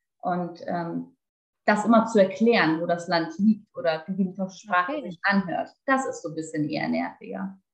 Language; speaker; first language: German; native; German